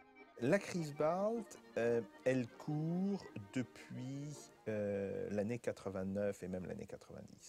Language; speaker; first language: French; native; French